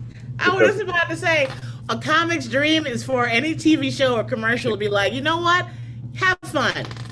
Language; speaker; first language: English; native; English